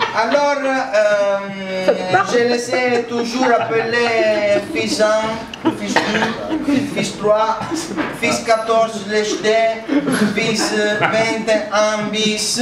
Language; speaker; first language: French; non-native, learner; Italian